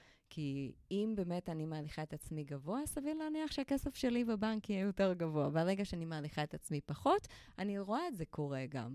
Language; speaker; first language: Hebrew; non-native, fluent; Spanish